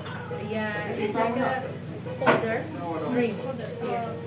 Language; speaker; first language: English; non-native, learner; Indonesian